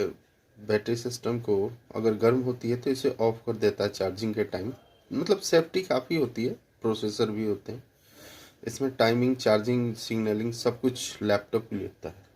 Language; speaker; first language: Hindi; native; Hindi